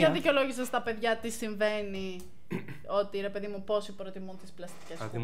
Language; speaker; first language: Greek; native; Greek